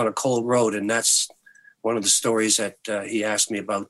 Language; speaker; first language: English; native; English